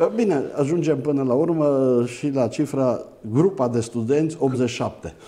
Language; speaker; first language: Romanian; native; Romanian